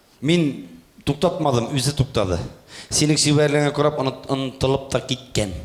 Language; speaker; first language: Tatar; native; Tatar